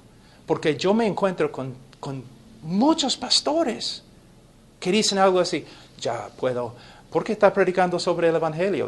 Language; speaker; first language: Spanish; non-native, fluent; English